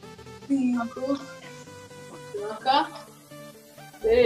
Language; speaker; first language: Portuguese; native; Portuguese